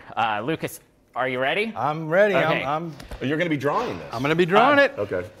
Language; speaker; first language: English; native; English